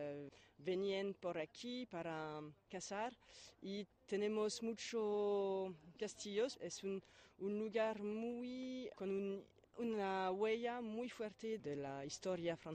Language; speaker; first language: Spanish; non-native, fluent; French